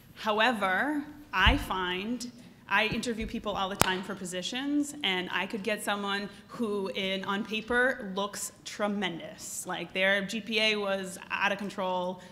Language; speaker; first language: English; native; English